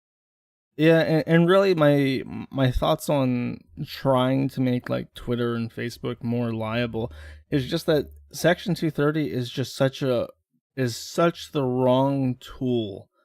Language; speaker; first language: English; native; English